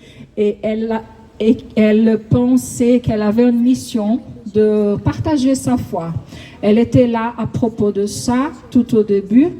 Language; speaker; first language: French; non-native, fluent; Portuguese